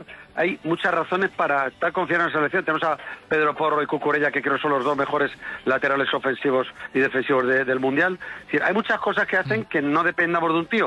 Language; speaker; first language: Spanish; native; Spanish